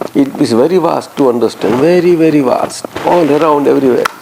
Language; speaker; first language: English; non-native, local second language; Gujarati